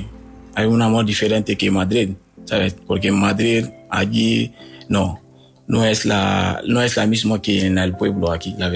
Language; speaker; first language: Spanish; non-native, learner; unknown